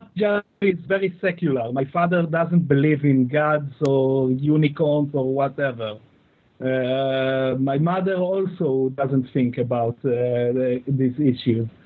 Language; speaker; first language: English; non-native, fluent; Hebrew